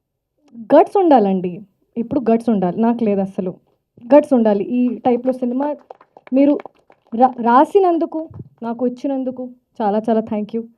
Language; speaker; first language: Telugu; non-native, fluent; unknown